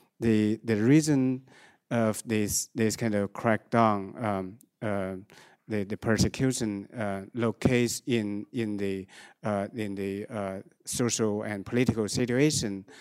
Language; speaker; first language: English; non-native, fluent; Chinese